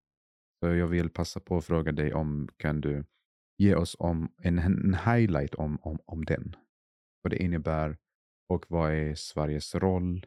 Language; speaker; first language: Swedish; non-native, fluent; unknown